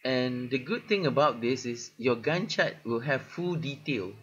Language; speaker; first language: English; non-native, local second language; Malay